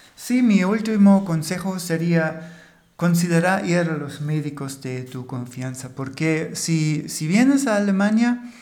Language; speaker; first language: Spanish; non-native, fluent; German